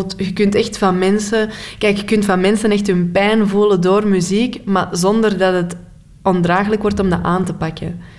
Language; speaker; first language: Dutch; native; Dutch